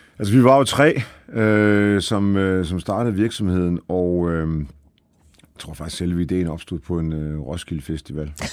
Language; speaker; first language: Danish; early bilingual, other home language; Polish